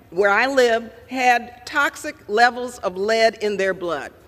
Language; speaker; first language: English; native; English